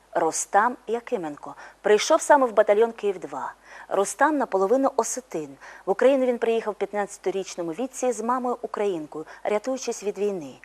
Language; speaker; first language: Ukrainian; native; Ukrainian